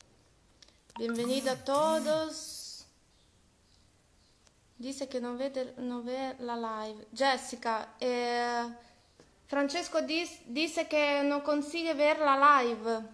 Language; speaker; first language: Spanish; non-native, fluent; Italian